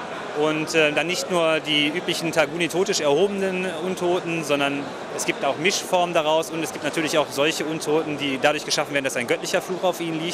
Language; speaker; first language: German; native; German